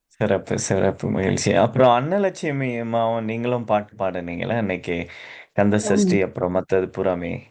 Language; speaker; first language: Tamil; native; Tamil